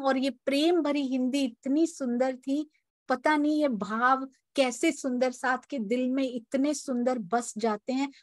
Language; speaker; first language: Hindi; native; Hindi